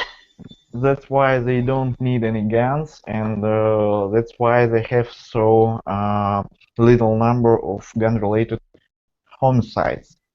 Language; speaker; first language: English; non-native, fluent; Russian